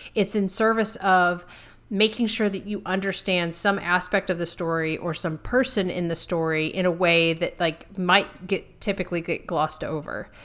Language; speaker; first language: English; native; English